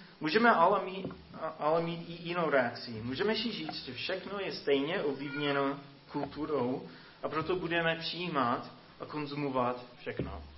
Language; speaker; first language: Czech; non-native, fluent; English